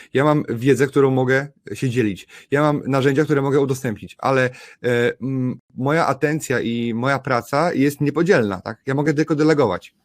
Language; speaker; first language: Polish; native; Polish